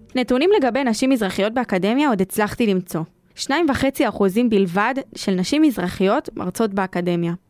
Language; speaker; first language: Hebrew; native; Hebrew